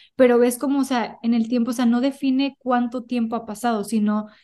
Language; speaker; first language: Spanish; early bilingual, heritage; Spanish